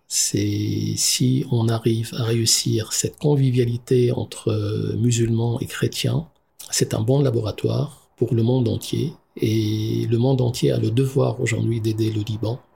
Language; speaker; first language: French; non-native, local second language; Arabic